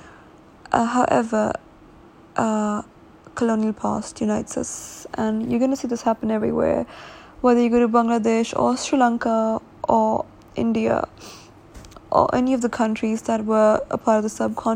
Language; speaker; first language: English; non-native, local second language; Urdu